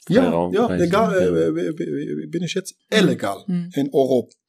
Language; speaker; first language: German; non-native, learner; Persian